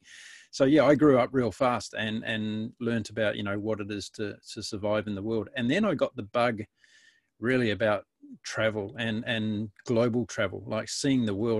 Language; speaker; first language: English; native; English